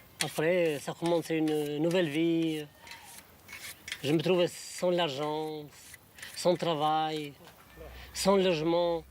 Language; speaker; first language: French; non-native, fluent; Albanian